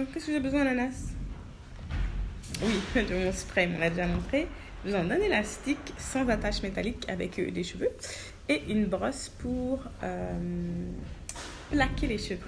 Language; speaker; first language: French; native; French